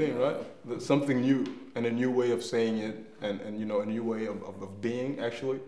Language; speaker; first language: English; non-native, fluent; Danish